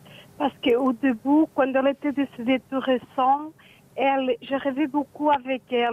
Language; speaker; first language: French; early bilingual, other home language; Portuguese